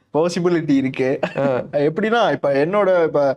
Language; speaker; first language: Tamil; early bilingual, heritage; Tamil